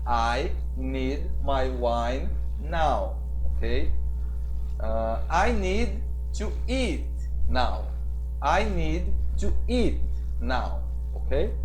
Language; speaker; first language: English; non-native, fluent; Portuguese